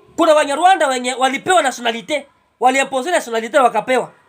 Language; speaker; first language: French; non-native, local second language; Swahili